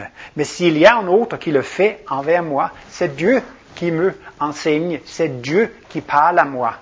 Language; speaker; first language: French; non-native, fluent; Danish